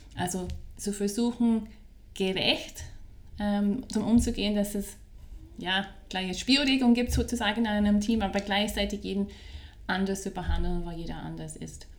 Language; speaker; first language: German; non-native, fluent; English